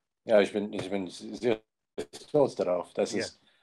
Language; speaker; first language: German; non-native, learner; English